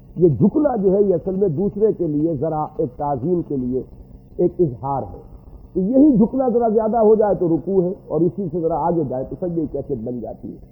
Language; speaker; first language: Urdu; native; Urdu